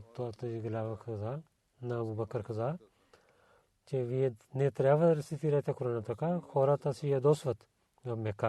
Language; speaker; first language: Bulgarian; non-native, learner; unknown